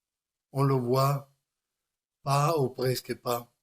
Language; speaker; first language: French; non-native, fluent; Spanish